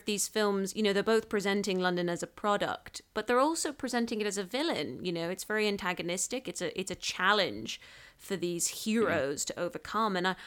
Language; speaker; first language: English; non-native, local second language; Cantonese